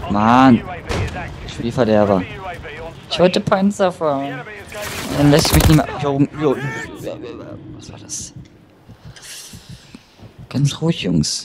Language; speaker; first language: German; native; German